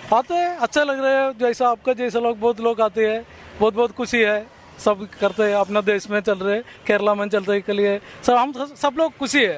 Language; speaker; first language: Hindi; non-native, local second language; Malayalam